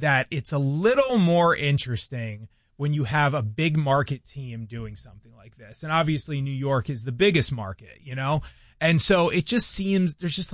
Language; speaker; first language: English; native; English